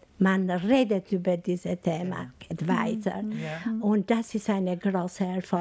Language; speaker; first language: German; non-native, learner; Albanian